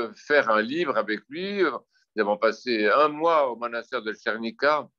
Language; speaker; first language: French; native; French